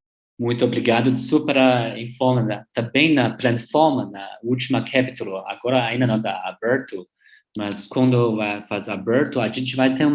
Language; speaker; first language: Portuguese; non-native, learner; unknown